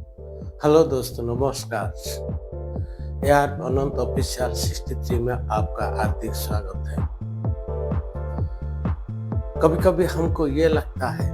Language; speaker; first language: Hindi; non-native, local second language; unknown